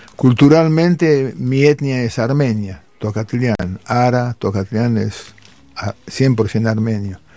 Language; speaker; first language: Spanish; early bilingual, other home language; Armenian